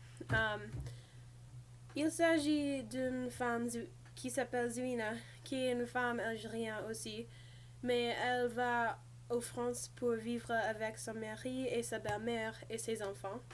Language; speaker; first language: French; non-native, learner; English